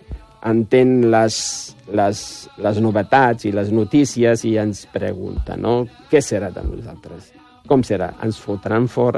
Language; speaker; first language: Catalan; non-native, fluent; Riffian